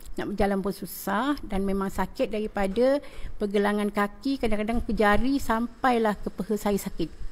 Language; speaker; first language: Malay; native; Malay